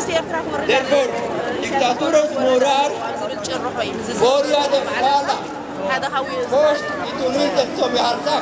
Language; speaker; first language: Swedish; non-native, learner; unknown